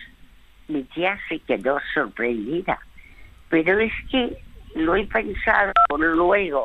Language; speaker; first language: Spanish; early bilingual, other home language; French